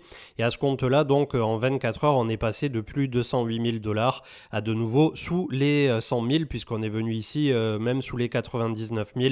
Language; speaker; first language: French; native; French